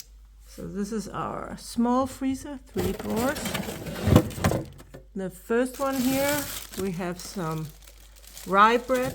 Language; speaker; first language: English; non-native, fluent; Danish